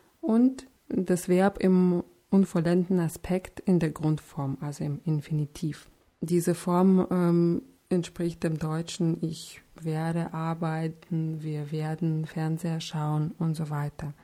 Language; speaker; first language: German; non-native, fluent; Russian